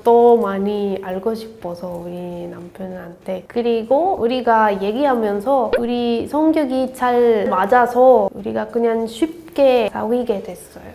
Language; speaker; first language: Korean; non-native, learner; Spanish